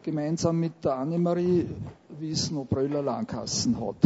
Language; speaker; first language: German; native; German